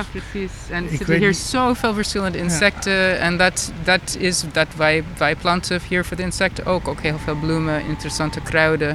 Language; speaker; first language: Dutch; non-native, fluent; English